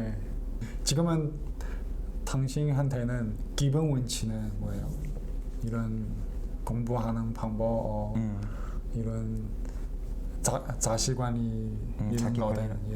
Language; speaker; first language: Korean; non-native, learner; Chinese